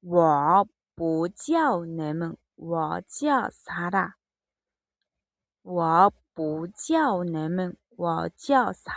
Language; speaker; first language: Chinese; non-native, fluent; Mongolian